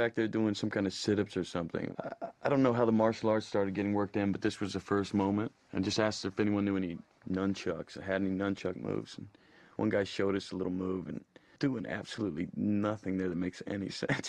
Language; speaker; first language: English; native; English